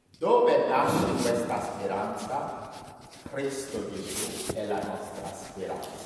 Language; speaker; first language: Italian; non-native, fluent; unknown